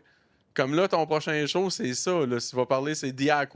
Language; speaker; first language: French; native; French